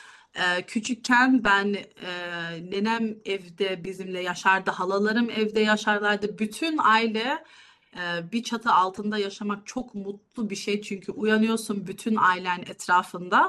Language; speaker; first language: Turkish; early bilingual, heritage; Turkish